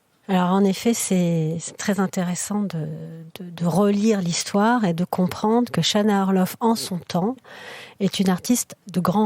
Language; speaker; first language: French; native; French